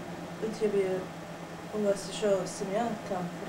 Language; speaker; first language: Russian; non-native, learner; English